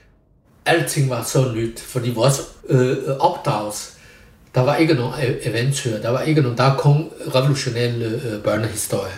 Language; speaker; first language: Danish; non-native, fluent; Chinese